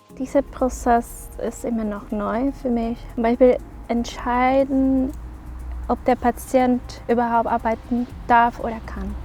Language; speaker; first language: German; non-native, fluent; Spanish